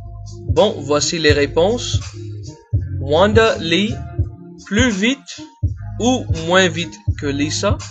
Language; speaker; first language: French; non-native, fluent; English